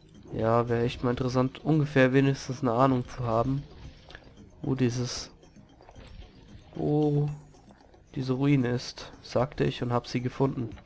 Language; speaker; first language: German; native; German